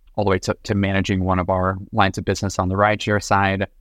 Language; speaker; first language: English; native; English